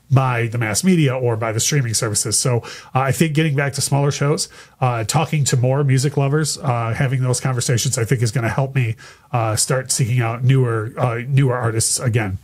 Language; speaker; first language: English; native; English